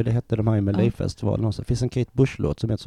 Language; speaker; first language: Swedish; native; Swedish